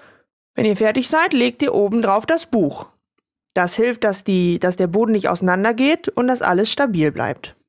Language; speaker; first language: German; native; German